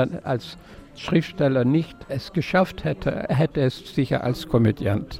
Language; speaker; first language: German; non-native, fluent; French